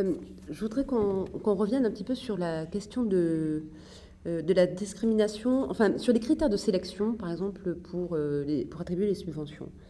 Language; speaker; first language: French; native; French